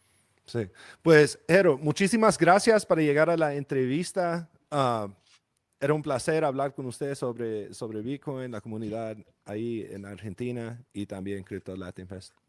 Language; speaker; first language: Spanish; non-native, fluent; English